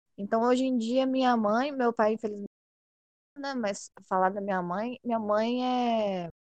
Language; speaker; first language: Portuguese; native; Portuguese